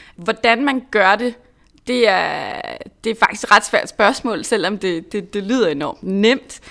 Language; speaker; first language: Danish; native; Danish